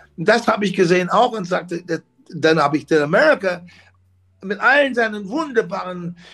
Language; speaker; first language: German; non-native, fluent; English